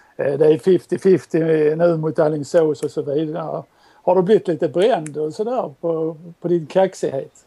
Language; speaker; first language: Swedish; native; Swedish